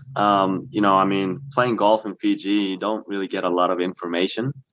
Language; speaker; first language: English; early bilingual, other home language; Korean